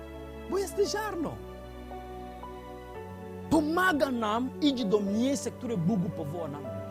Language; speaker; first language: Polish; non-native, learner; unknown